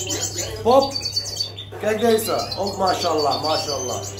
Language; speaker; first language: Dutch; non-native, learner; Turkish